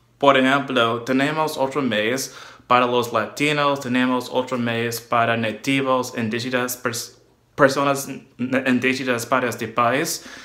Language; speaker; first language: Spanish; non-native, learner; English